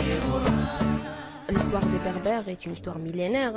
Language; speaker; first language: French; non-native, local second language; Kabyle